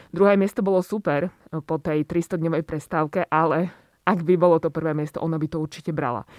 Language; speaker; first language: Slovak; native; Slovak